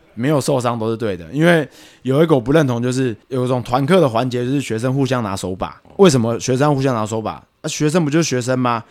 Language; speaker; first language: Chinese; native; Chinese